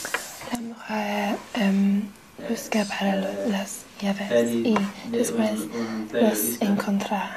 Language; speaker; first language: Spanish; non-native, learner; English